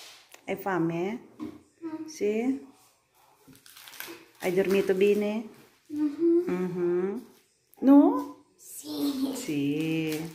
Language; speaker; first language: Italian; non-native, fluent; Filipino